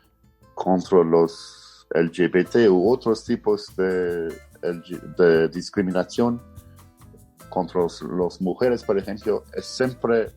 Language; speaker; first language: Spanish; non-native, fluent; English